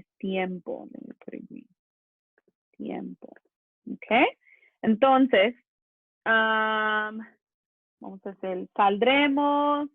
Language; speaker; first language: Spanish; early bilingual, other home language; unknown